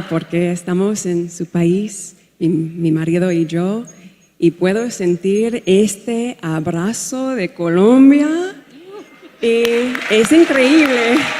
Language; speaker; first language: Spanish; non-native, fluent; English